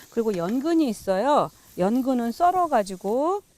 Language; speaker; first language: Korean; native; Korean